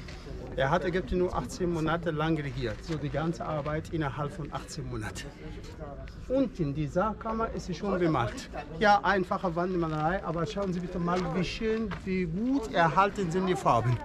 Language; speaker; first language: German; non-native, fluent; Arabic